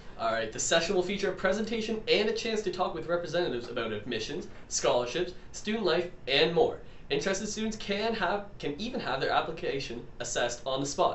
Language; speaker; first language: English; native; English